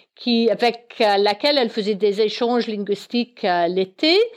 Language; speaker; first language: French; non-native, fluent; English